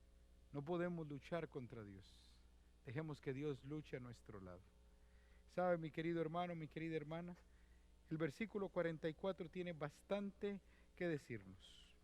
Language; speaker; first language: Spanish; native; Spanish